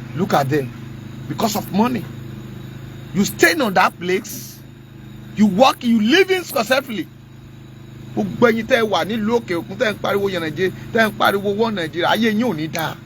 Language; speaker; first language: English; non-native, local second language; Yoruba